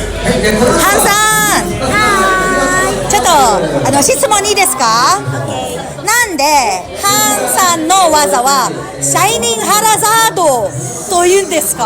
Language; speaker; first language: Japanese; non-native, learner; Filipino